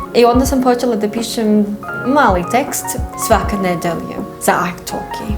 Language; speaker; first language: Croatian; non-native, learner; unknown